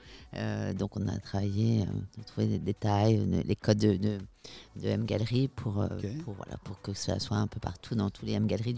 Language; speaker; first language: French; native; French